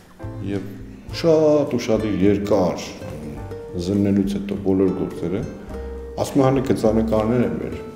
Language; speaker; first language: Armenian; native; Armenian